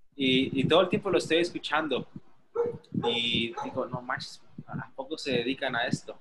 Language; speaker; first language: Spanish; early bilingual, heritage; Spanish